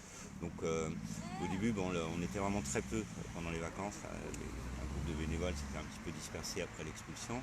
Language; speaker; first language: French; native; French